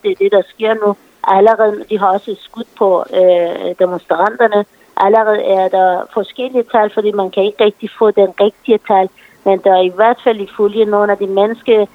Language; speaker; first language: Danish; non-native, fluent; Persian